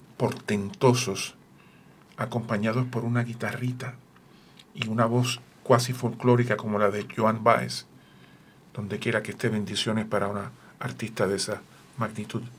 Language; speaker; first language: Spanish; native; Spanish